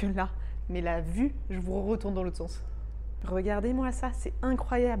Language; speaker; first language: French; native; French